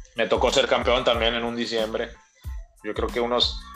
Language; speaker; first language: Spanish; native; Spanish